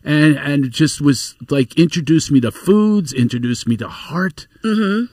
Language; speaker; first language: English; native; English